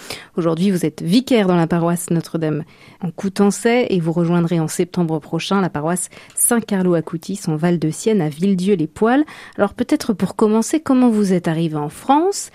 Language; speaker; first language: French; native; French